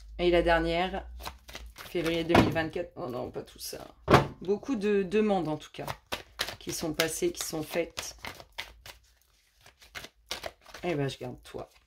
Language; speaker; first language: French; native; French